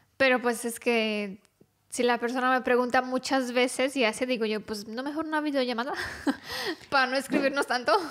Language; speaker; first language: Spanish; non-native, fluent; Romanian